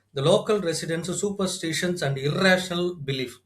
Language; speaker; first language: English; non-native, local second language; Tamil